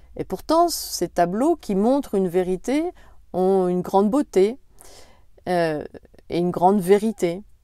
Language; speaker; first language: French; native; French